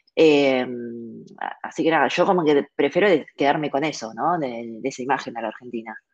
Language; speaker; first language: Spanish; early bilingual, other home language; Chinese